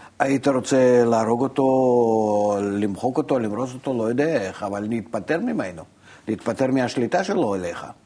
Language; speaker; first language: Hebrew; non-native, fluent; Russian